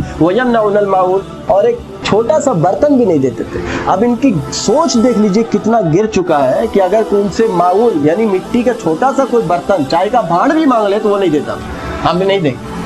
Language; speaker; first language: Urdu; native; Urdu